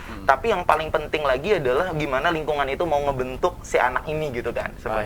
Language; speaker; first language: Indonesian; non-native, local second language; Javanese